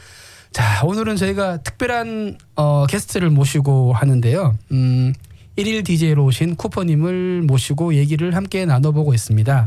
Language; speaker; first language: Korean; native; Korean